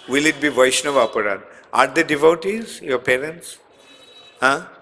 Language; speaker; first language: English; non-native, local second language; Bangla